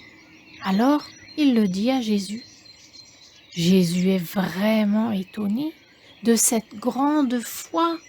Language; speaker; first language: French; native; French